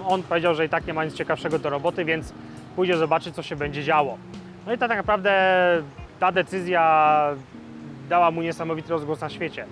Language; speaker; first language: Polish; native; Polish